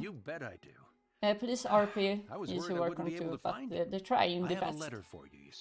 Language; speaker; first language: English; non-native, learner; Swedish